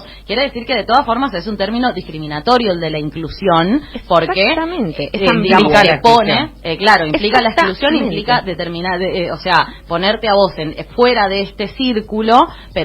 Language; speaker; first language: Spanish; native; Spanish